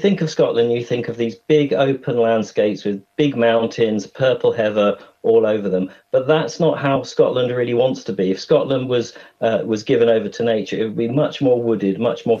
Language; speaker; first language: English; native; English